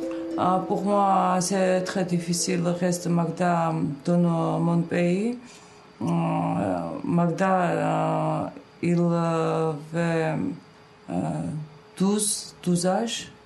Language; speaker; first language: French; non-native, learner; Georgian